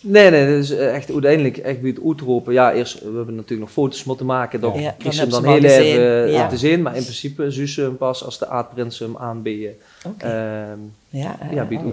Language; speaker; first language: Dutch; native; Dutch